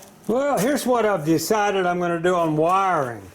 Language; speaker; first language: English; native; English